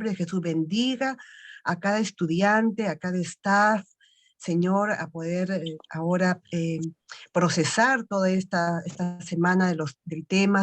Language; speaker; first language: Spanish; native; Spanish